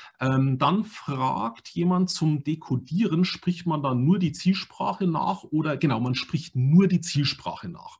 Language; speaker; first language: German; native; German